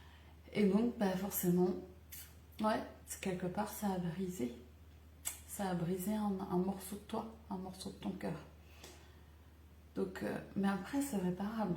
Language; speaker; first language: French; native; French